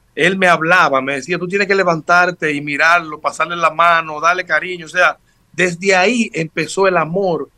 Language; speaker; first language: Spanish; native; Spanish